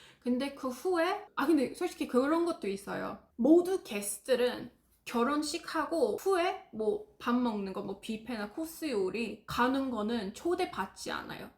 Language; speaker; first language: Korean; non-native, fluent; English